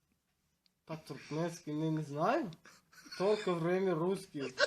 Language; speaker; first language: Russian; non-native, learner; Turkmen